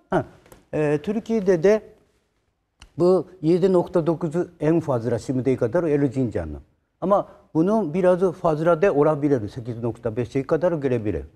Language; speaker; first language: Turkish; non-native, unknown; Japanese